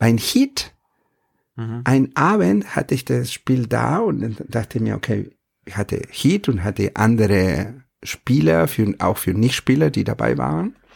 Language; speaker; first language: German; non-native, fluent; Spanish